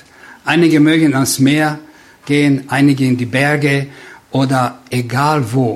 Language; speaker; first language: German; non-native, fluent; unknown